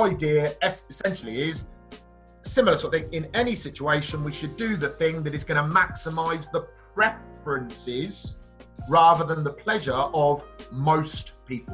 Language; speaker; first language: English; native; English